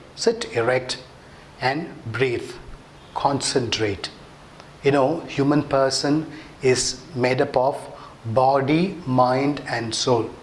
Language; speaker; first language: English; non-native, local second language; Tamil